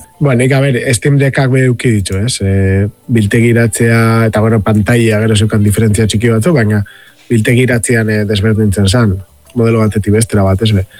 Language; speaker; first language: Basque; native; Basque